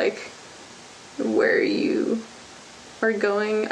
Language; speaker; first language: English; native; English